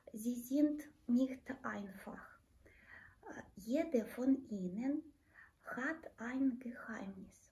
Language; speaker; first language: German; non-native, fluent; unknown